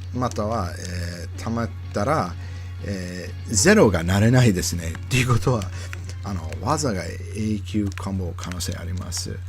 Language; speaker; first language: Japanese; non-native, learner; English